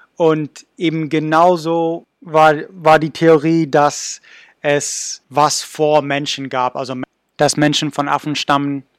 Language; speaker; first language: German; non-native, fluent; English